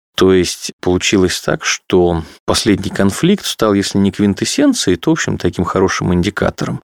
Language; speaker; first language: Russian; native; Russian